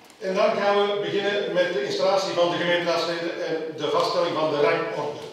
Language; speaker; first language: Dutch; native; Dutch